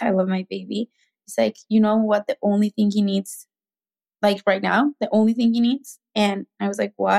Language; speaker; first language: English; non-native, fluent; Spanish